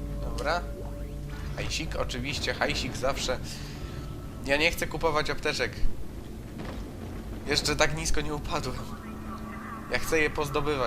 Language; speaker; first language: Polish; native; Polish